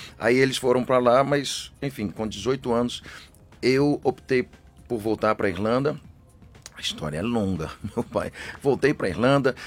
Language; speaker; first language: Portuguese; early bilingual, other home language; English